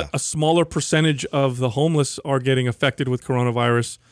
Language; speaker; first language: English; native; English